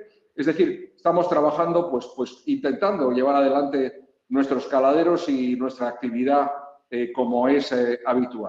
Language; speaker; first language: Spanish; native; Spanish